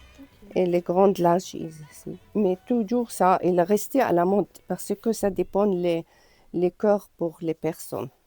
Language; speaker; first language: French; non-native, learner; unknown